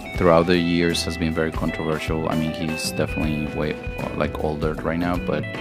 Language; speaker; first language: English; non-native, fluent; Spanish